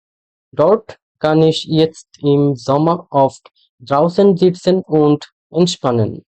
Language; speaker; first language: German; non-native, fluent; Bangla